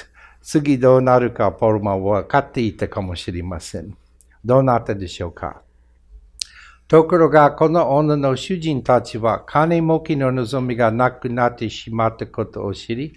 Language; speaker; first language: Japanese; non-native, fluent; English